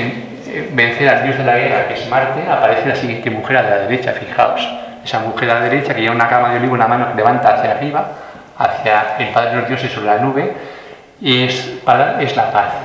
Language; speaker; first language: Spanish; native; Spanish